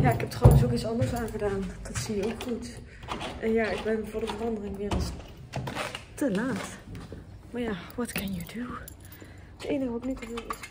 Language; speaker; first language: Dutch; native; Dutch